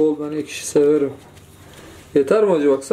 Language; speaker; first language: Turkish; native; Turkish